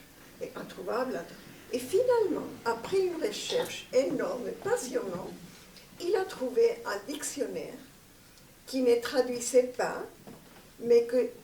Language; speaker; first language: French; non-native, fluent; Spanish